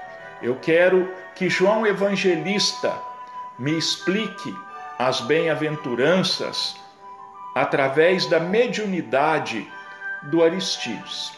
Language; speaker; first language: Portuguese; native; Portuguese